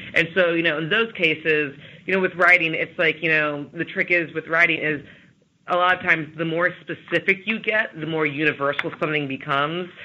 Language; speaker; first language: English; native; English